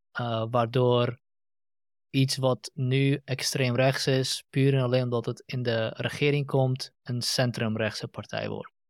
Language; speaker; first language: Dutch; native; Dutch